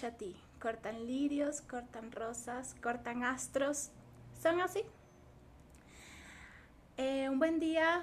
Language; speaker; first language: English; non-native, fluent; Spanish